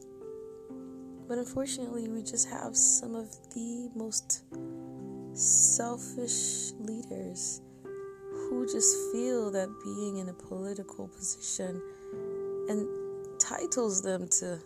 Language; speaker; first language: English; non-native, local second language; Yoruba